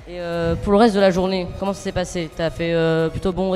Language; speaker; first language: French; native; French